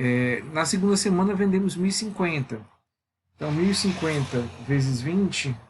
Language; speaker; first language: Portuguese; native; Portuguese